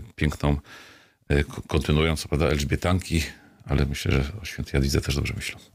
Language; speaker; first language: Polish; native; Polish